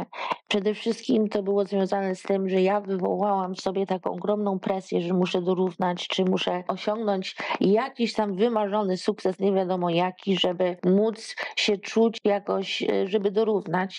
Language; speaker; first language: Polish; early bilingual, heritage; Polish